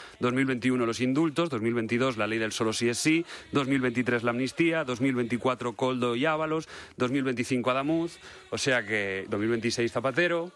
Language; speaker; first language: Spanish; native; Spanish